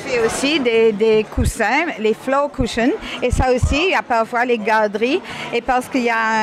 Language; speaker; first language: French; non-native, local second language; Morisyen